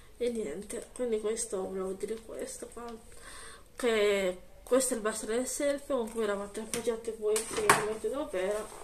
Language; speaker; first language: Italian; native; Italian